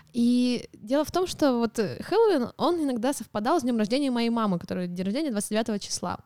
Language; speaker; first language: Russian; native; Russian